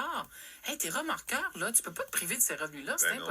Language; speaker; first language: French; native; French